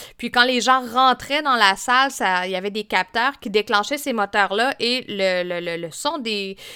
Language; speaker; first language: French; native; French